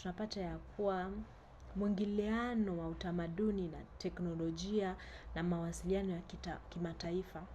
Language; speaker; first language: Swahili; non-native, local second language; Luo (Kenya and Tanzania)